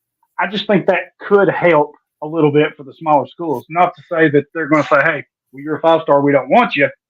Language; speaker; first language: English; native; English